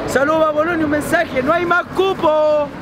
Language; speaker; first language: Spanish; native; Spanish